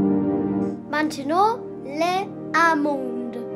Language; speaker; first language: French; non-native, learner; English